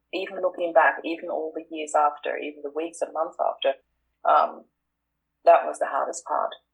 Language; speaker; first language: English; non-native, fluent; German